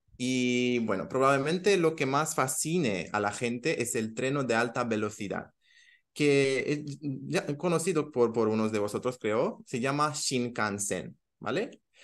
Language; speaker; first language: Spanish; non-native, fluent; Romanian